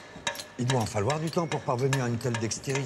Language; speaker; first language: French; native; French